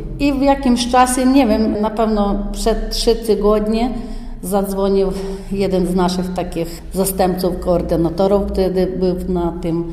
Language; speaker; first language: Polish; non-native, learner; Ukrainian